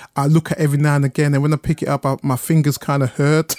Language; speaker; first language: English; native; English